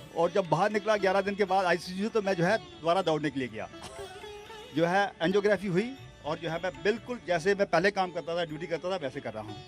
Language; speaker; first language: Hindi; native; Hindi